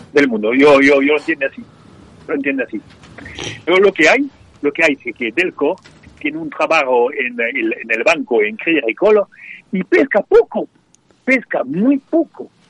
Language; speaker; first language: Spanish; non-native, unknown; French